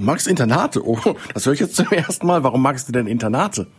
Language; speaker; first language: German; native; German